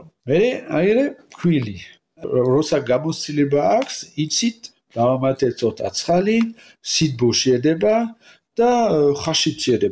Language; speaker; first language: Georgian; non-native, learner; French